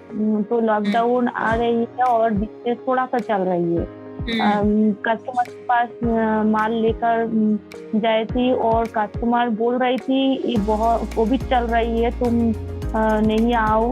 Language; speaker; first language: Hindi; non-native, local second language; Bangla